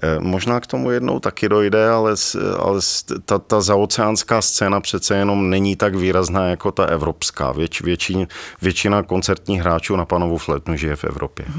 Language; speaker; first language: Czech; native; Czech